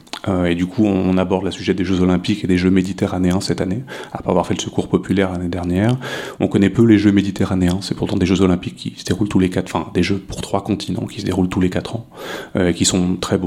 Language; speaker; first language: French; native; French